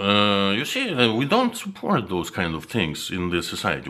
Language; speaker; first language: English; non-native, fluent; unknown